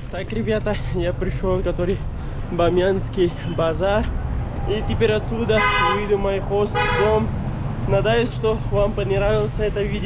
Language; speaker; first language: Russian; non-native, learner; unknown